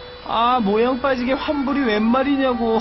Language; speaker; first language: Korean; native; Korean